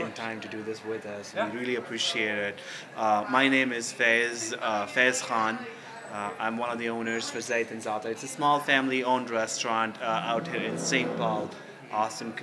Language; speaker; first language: English; non-native, local second language; Hindi